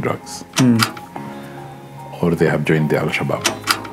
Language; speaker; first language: English; non-native, local second language; Swahili